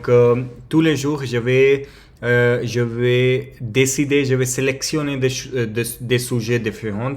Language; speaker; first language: French; non-native, learner; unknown